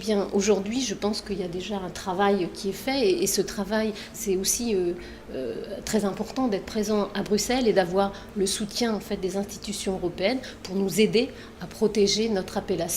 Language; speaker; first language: French; native; French